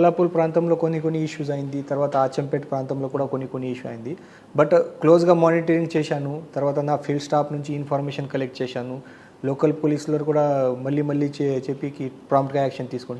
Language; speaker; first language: Telugu; non-native, learner; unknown